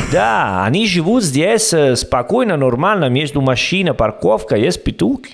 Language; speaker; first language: Russian; non-native, learner; Italian